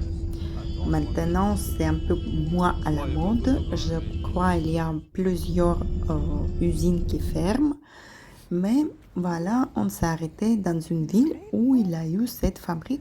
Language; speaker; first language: French; non-native, fluent; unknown